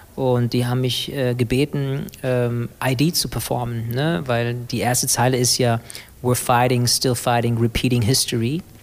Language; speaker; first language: German; early bilingual, other home language; English